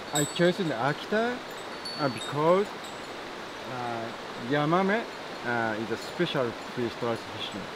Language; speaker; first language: English; non-native, learner; Japanese